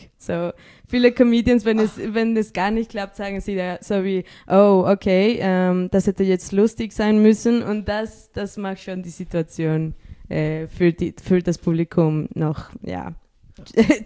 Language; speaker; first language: German; early bilingual, other home language; Spanish